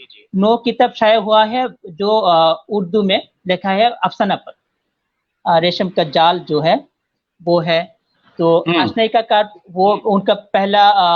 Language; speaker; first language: Hindi; non-native, fluent; Bangla